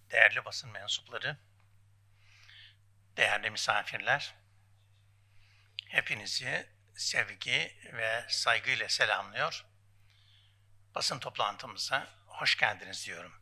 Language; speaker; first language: Turkish; native; Turkish